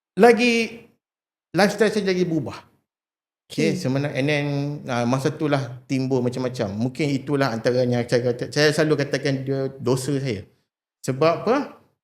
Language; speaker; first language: Malay; native; Malay